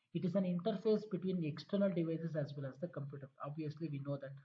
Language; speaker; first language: English; non-native, local second language; Kannada